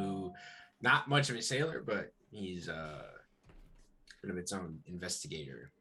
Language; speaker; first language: English; native; English